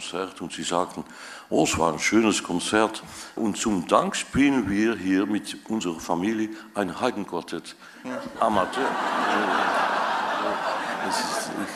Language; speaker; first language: German; non-native, fluent; Dutch